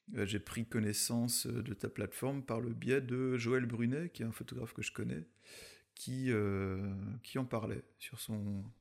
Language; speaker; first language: French; native; French